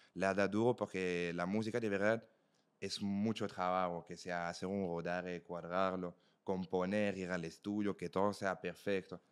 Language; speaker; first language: Spanish; non-native, fluent; French